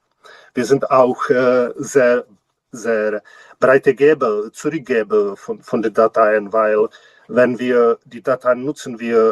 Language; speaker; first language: German; non-native, learner; Czech